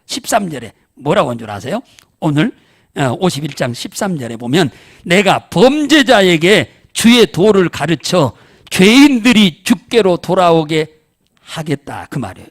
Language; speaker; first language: Korean; native; Korean